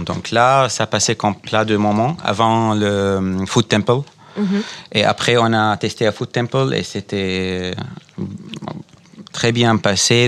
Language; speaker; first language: French; non-native, fluent; Arabic